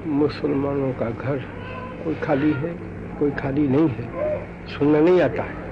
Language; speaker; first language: Hindi; non-native, local second language; Gujarati